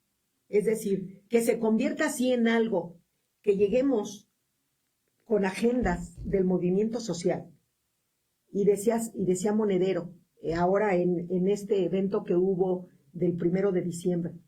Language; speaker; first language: Spanish; native; Spanish